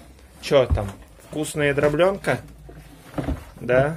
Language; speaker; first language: Russian; native; Russian